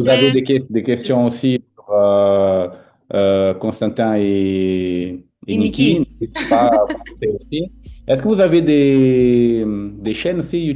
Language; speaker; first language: French; non-native, fluent; Portuguese